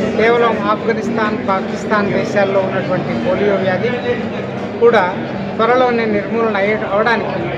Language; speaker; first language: Telugu; native; Telugu